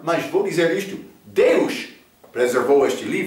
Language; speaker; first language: Portuguese; non-native, fluent; English